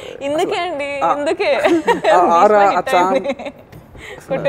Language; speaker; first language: Telugu; non-native, local second language; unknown